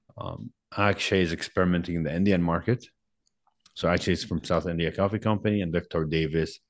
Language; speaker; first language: English; non-native, fluent; Arabic